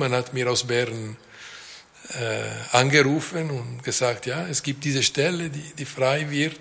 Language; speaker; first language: German; non-native, local second language; French